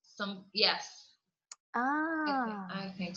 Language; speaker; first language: English; non-native, fluent; Spanish